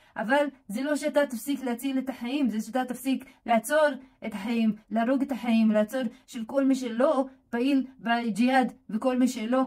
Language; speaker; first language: Hebrew; non-native, local second language; Arabic